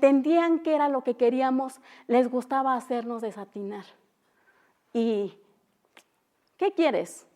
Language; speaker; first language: Spanish; non-native, local second language; Mixtepec Mixtec